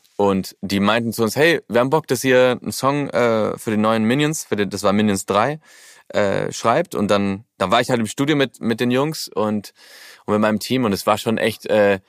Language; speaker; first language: German; early bilingual, heritage; German